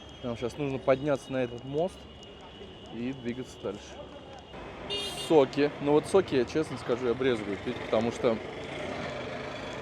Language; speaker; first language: Russian; native; Russian